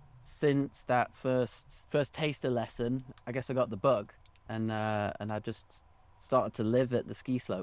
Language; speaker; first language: English; native; English